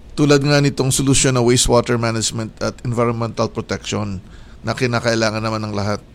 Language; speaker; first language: Filipino; native; Filipino